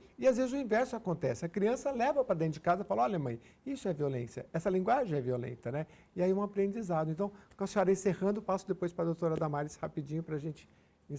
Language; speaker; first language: Portuguese; native; Portuguese